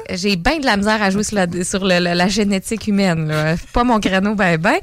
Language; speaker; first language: French; native; French